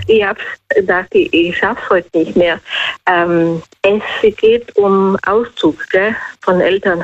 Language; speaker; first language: German; non-native, fluent; Slovenian